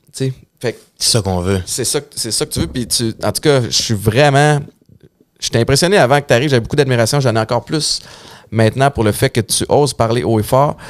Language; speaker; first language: French; native; French